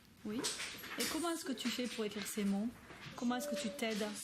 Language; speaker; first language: French; native; French